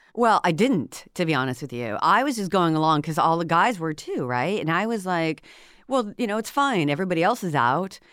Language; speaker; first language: English; native; English